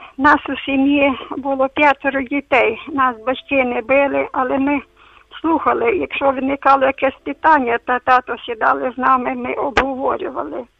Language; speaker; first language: Ukrainian; native; Ukrainian